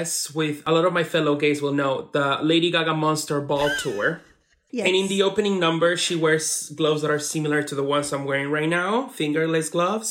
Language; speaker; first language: English; non-native, fluent; Spanish